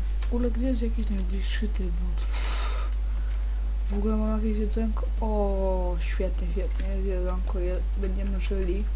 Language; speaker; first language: Polish; native; Polish